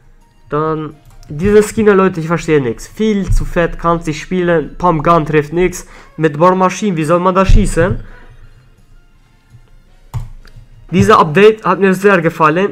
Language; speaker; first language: German; non-native, learner; Albanian